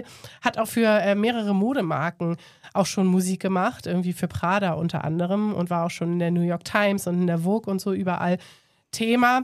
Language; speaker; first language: German; native; German